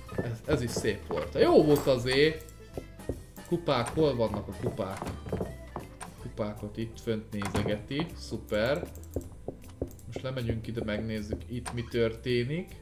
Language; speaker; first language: Hungarian; native; Hungarian